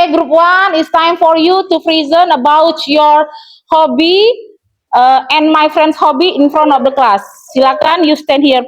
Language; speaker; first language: English; non-native, learner; Indonesian